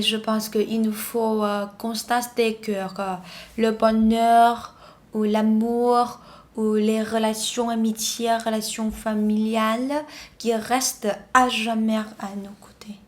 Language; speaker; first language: French; non-native, learner; Vietnamese